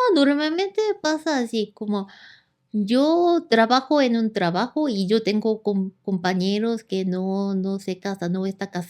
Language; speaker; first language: Spanish; non-native, learner; Korean